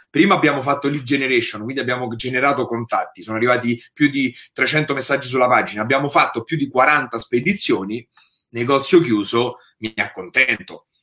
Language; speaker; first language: Italian; native; Italian